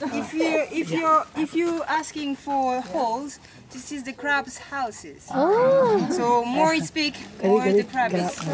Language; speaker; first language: English; non-native, learner; French